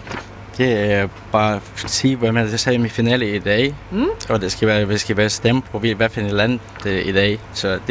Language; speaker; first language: Danish; non-native, learner; Ukrainian